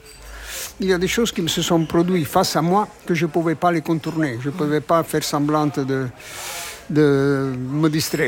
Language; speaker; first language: French; non-native, fluent; Italian